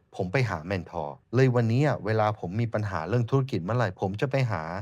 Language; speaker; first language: Thai; native; Thai